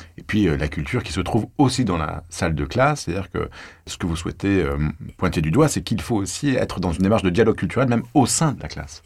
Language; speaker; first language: French; native; French